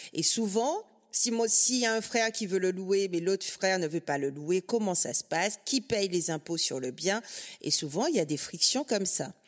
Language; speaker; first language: French; native; French